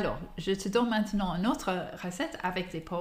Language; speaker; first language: French; non-native, fluent; English